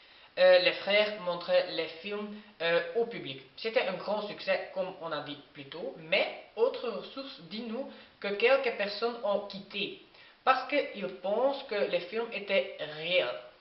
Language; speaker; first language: French; non-native, learner; Dutch